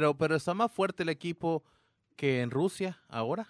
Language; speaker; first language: Spanish; native; Spanish